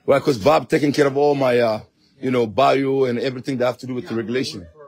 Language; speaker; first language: English; non-native, fluent; Bambara